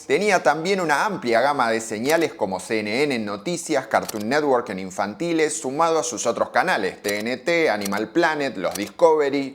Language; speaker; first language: Spanish; native; Spanish